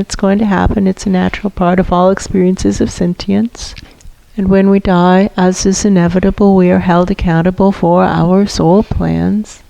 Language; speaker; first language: English; native; English